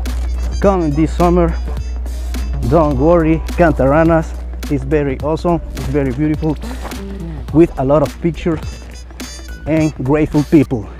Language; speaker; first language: English; non-native, learner; Spanish